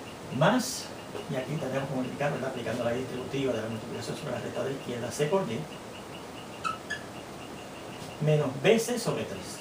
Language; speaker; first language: Spanish; native; Spanish